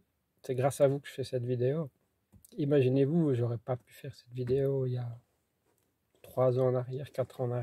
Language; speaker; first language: French; native; French